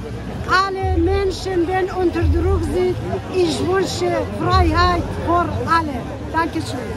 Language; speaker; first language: German; non-native, learner; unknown